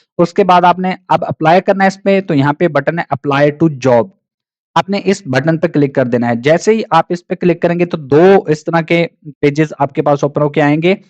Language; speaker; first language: Urdu; non-native, local second language; Punjabi